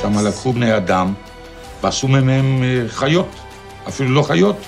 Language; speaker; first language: Hebrew; non-native, fluent; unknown